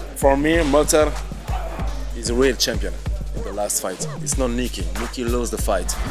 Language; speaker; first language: English; non-native, fluent; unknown